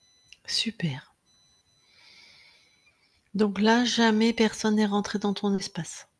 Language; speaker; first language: French; native; French